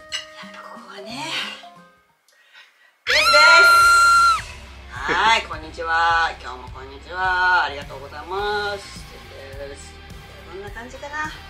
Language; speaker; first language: Japanese; native; Japanese